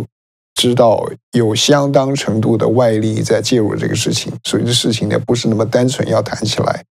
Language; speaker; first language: Chinese; native; Chinese